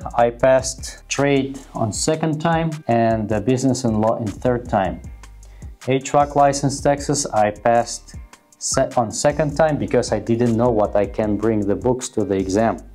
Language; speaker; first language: English; non-native, fluent; Russian